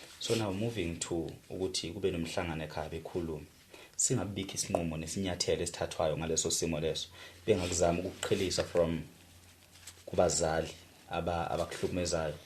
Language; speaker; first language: Zulu; native; Zulu